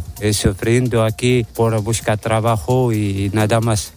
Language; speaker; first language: Spanish; non-native, learner; Arabic